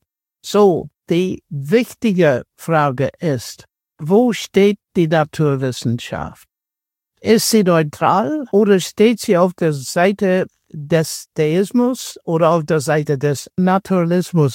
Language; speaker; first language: German; non-native, fluent; English